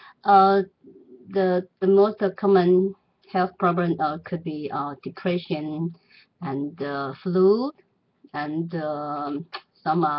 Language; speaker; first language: English; non-native, learner; Chinese